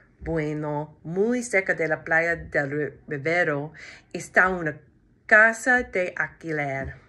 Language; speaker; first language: Spanish; non-native, learner; English